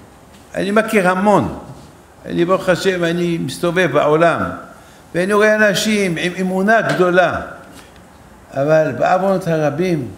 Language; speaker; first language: Hebrew; non-native, fluent; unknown